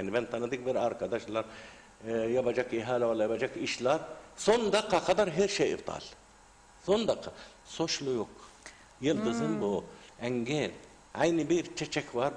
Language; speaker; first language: Turkish; non-native, learner; Arabic